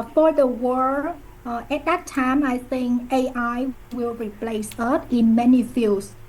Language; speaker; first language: English; non-native, learner; Vietnamese